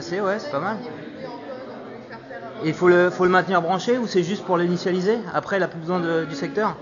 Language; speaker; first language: French; native; French